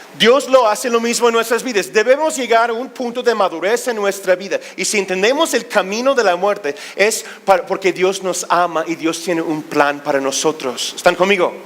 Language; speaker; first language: Spanish; non-native, fluent; English